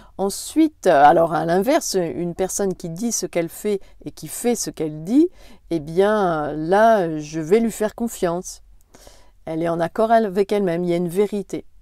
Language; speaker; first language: French; native; French